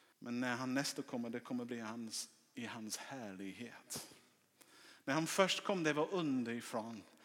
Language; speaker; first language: Swedish; non-native, fluent; English